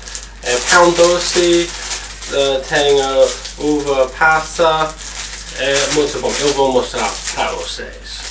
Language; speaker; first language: Portuguese; non-native, learner; English